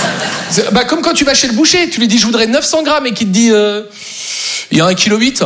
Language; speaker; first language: French; native; French